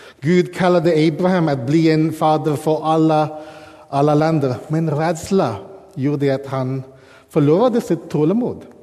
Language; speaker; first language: Swedish; non-native, fluent; English